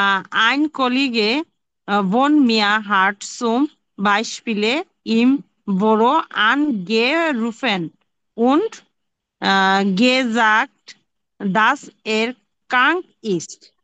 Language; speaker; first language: German; non-native, learner; Bangla